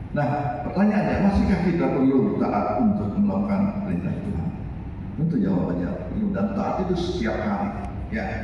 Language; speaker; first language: Indonesian; native; Indonesian